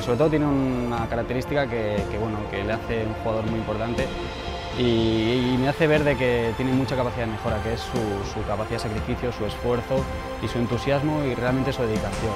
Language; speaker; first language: Spanish; native; Spanish